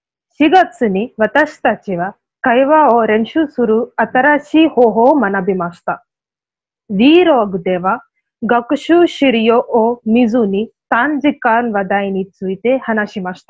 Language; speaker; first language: Japanese; non-native, learner; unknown